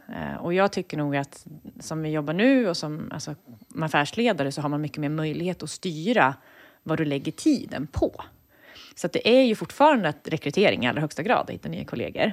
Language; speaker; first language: Swedish; native; Swedish